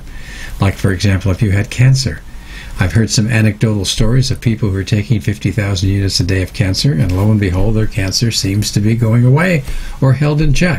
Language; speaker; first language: English; native; English